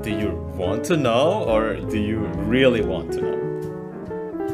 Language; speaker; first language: English; non-native, fluent; Indonesian